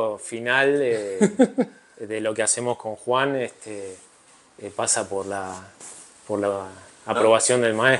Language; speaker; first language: Spanish; native; Spanish